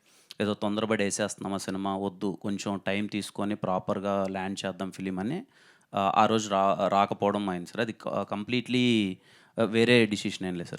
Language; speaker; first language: Telugu; native; Telugu